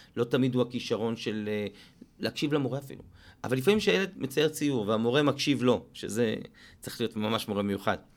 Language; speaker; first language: Hebrew; native; Hebrew